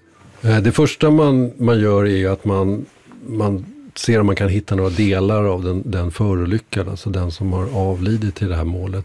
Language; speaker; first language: Swedish; native; Swedish